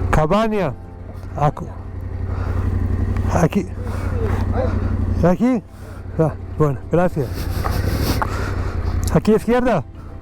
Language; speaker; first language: Spanish; non-native, learner; Persian